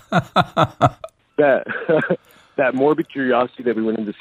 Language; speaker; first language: English; native; English